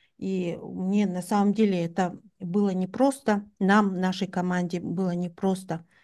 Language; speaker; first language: Russian; non-native, local second language; Tuvinian